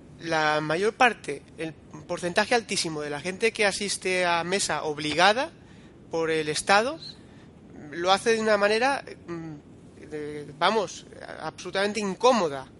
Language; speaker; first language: Spanish; native; Spanish